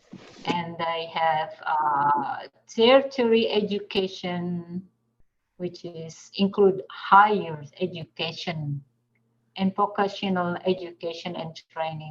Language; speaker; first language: English; non-native, fluent; Indonesian